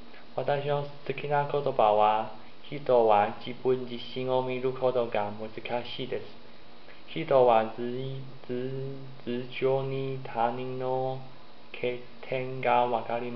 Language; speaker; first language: Japanese; non-native, learner; Chinese